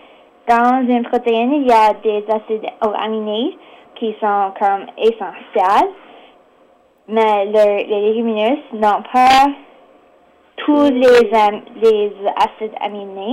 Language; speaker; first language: French; non-native, local second language; English